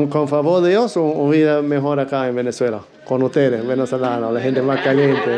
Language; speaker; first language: Spanish; non-native, learner; English